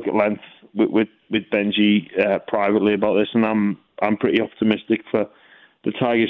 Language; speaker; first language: English; native; English